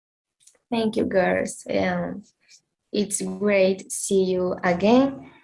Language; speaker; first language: English; non-native, learner; Spanish